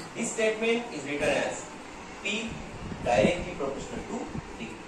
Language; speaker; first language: English; non-native, local second language; Marathi